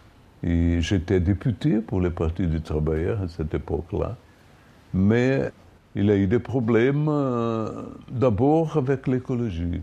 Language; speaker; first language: French; non-native, fluent; Portuguese